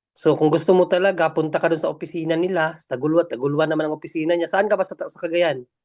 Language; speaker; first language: Filipino; non-native, local second language; Cebuano